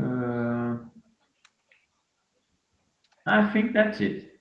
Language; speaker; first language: English; non-native, learner; Portuguese